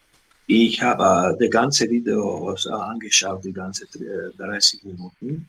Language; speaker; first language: German; non-native, learner; Slovak